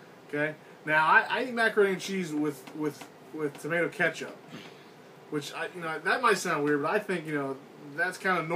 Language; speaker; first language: English; native; English